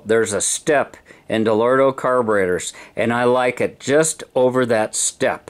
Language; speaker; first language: English; native; English